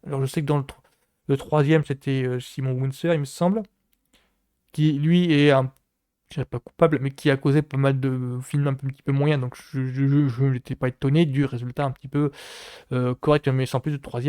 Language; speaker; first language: French; native; French